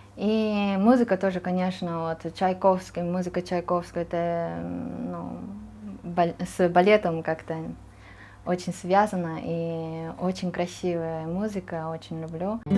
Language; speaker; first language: Russian; non-native, fluent; Japanese